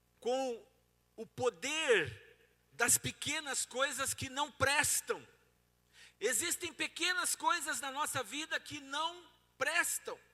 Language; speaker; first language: Portuguese; native; Portuguese